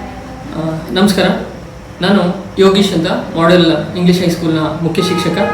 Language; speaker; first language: Kannada; native; Kannada